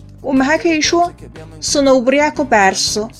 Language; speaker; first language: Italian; non-native, fluent; Chinese